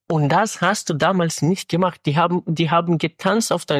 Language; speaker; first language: German; non-native, fluent; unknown